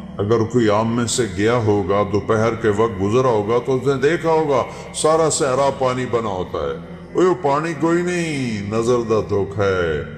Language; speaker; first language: Urdu; non-native, local second language; Punjabi